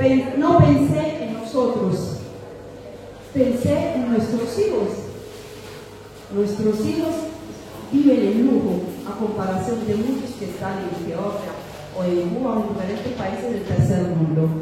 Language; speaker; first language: Spanish; non-native, fluent; Amharic